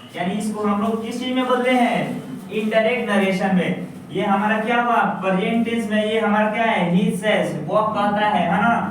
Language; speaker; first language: Hindi; native; Hindi